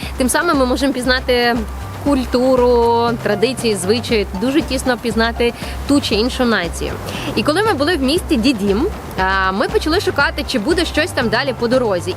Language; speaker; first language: Ukrainian; native; Ukrainian